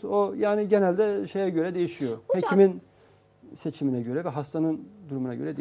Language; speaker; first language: Turkish; native; Turkish